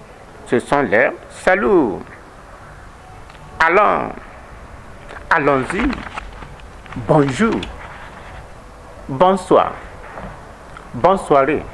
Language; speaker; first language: French; non-native, learner; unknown